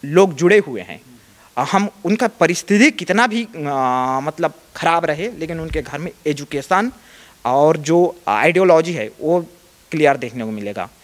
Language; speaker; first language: Hindi; native; Hindi